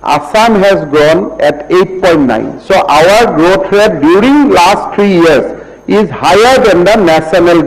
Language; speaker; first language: English; non-native, local second language; Assamese